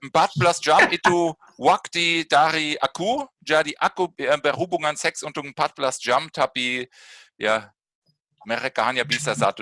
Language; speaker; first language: Indonesian; non-native, fluent; German